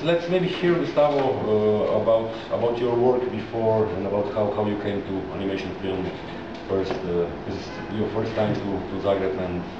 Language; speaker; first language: English; non-native, fluent; Croatian